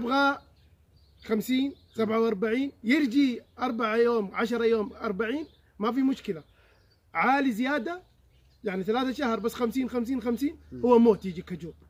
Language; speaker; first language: Arabic; non-native, learner; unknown